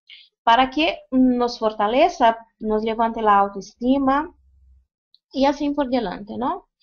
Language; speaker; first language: Spanish; non-native, fluent; Portuguese